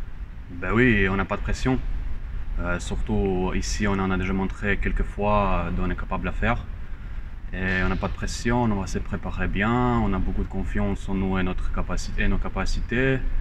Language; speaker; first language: French; non-native, fluent; Croatian